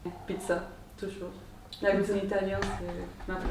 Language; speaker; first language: French; non-native, fluent; Spanish